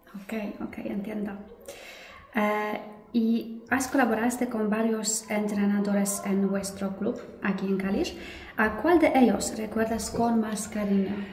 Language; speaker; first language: Spanish; non-native, fluent; Polish